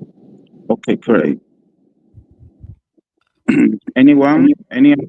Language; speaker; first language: English; non-native, learner; Spanish